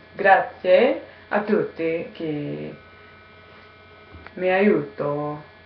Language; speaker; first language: Italian; non-native, learner; English